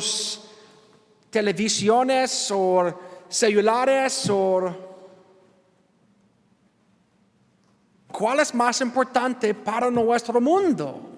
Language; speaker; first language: Spanish; non-native, learner; English